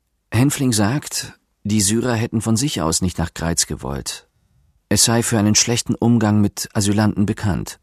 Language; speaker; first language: German; native; German